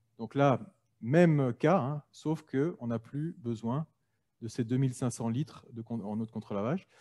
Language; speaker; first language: French; native; French